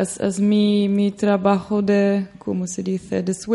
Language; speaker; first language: Spanish; non-native, learner; Dutch